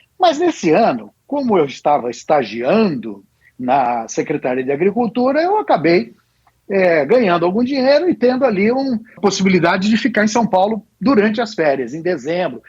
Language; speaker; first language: Portuguese; native; Portuguese